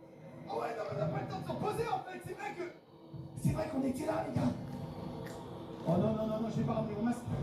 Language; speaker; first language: French; native; French